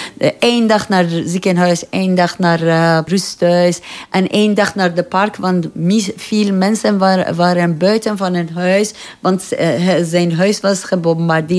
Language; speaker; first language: Dutch; non-native, fluent; Persian